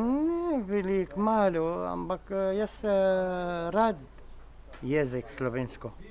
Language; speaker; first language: Slovenian; non-native, learner; Arabic